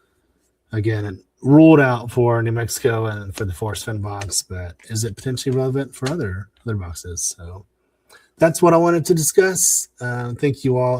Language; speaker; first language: English; native; English